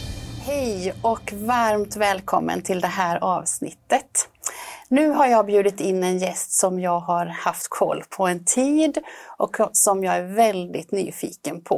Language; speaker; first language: Swedish; native; Swedish